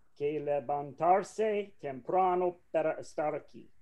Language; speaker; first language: Spanish; non-native, fluent; English